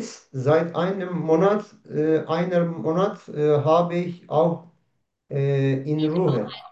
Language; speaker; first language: German; non-native, learner; Turkish